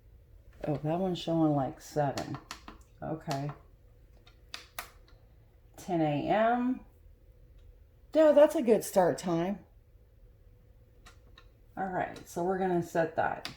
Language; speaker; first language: English; native; English